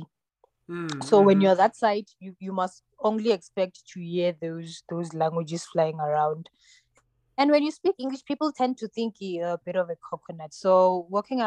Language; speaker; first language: English; non-native, local second language; Tsonga